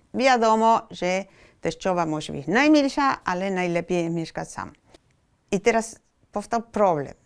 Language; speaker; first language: Polish; non-native, fluent; Spanish